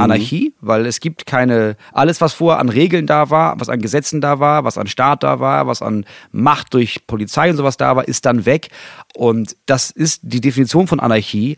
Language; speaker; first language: German; native; German